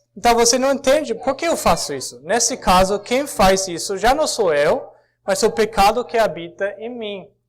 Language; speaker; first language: Portuguese; non-native, fluent; English